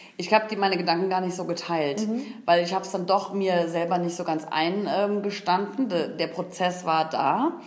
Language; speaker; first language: German; native; German